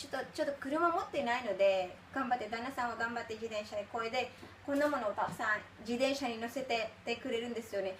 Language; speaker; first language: Japanese; non-native, fluent; Filipino